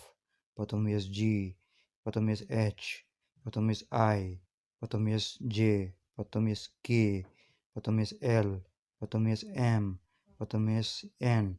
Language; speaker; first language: Russian; non-native, learner; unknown